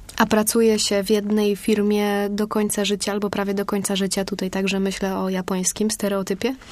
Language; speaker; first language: Polish; native; Polish